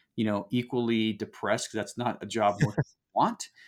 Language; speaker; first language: English; native; English